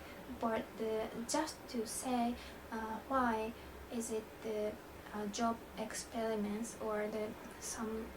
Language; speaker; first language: English; non-native, learner; Japanese